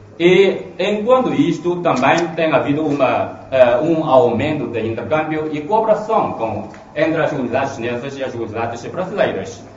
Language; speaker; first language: Portuguese; non-native, fluent; Chinese